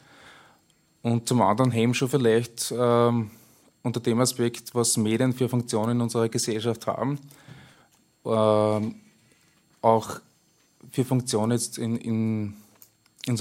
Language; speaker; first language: German; native; German